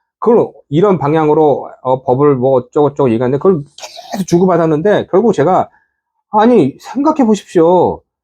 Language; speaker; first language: Korean; native; Korean